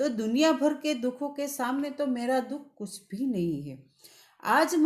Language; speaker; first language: Hindi; non-native, local second language; Gujarati